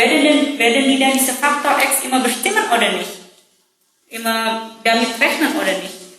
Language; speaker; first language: German; non-native, learner; Indonesian